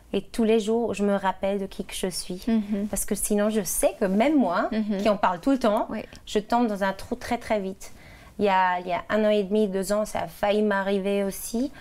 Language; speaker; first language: French; non-native, fluent; German